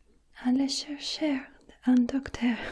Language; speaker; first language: French; non-native, learner; Russian